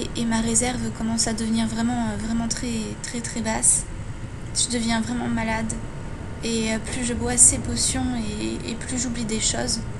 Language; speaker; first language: French; native; French